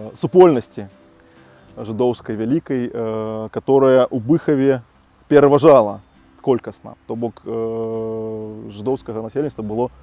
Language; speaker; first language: Belarusian; native; Belarusian